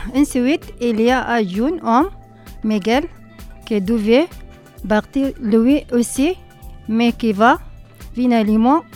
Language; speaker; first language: French; non-native, learner; Arabic